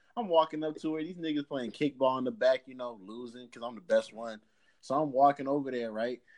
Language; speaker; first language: English; native; English